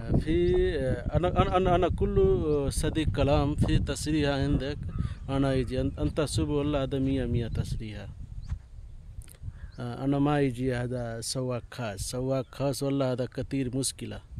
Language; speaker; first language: Arabic; non-native, learner; Hindi